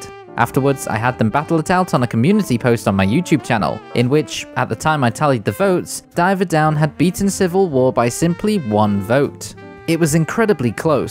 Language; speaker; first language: English; native; English